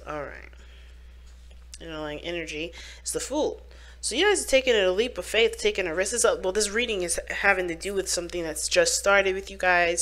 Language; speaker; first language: English; native; English